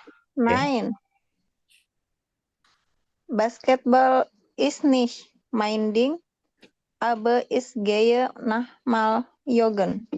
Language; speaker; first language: German; non-native, learner; Indonesian